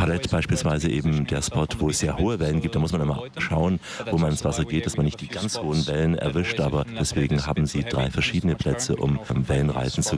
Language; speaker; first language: German; native; German